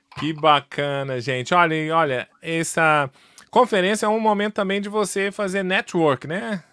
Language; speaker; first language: Portuguese; native; Portuguese